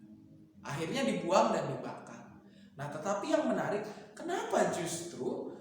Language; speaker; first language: Indonesian; native; Indonesian